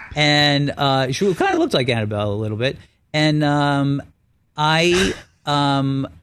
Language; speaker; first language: English; native; English